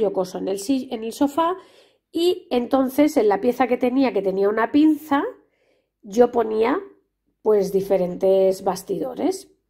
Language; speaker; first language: Spanish; native; Spanish